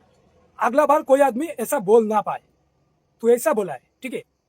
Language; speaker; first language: Hindi; non-native, local second language; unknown